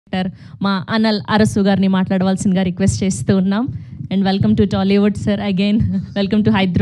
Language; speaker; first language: Telugu; native; Telugu